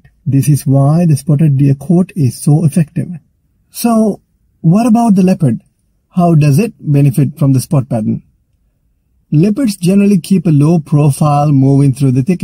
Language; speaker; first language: English; non-native, local second language; Sinhala